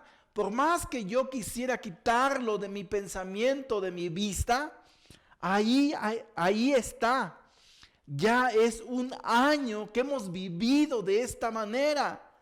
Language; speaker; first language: Spanish; native; Spanish